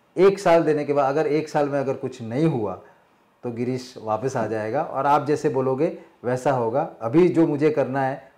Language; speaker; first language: Hindi; non-native, local second language; Marathi